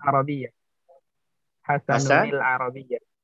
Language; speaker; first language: Arabic; non-native, learner; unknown